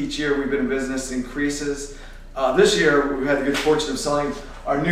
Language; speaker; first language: English; native; English